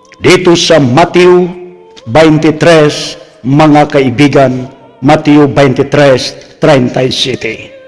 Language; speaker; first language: Filipino; non-native, local second language; Cebuano